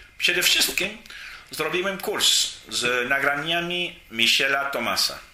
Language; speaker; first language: Polish; non-native, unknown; English